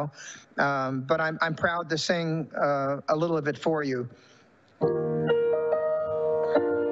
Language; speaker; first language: English; native; English